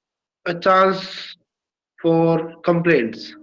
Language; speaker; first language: English; non-native, learner; Hindi